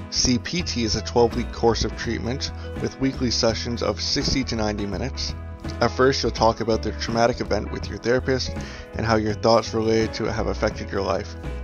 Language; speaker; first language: English; native; English